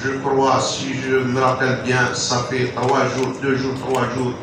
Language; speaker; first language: French; non-native, local second language; Arabic